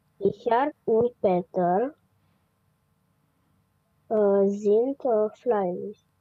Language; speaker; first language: German; non-native, learner; Romanian